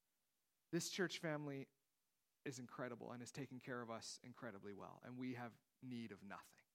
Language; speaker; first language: English; native; English